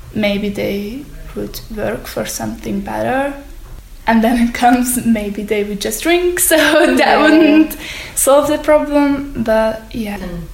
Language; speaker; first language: English; non-native, fluent; Hungarian